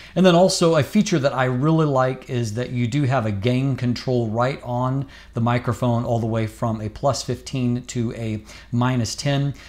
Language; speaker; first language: English; native; English